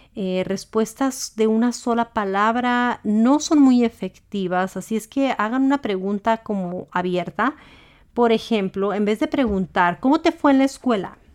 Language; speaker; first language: Spanish; early bilingual, heritage; Spanish